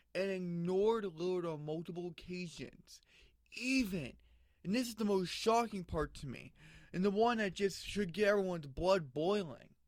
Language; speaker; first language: English; native; English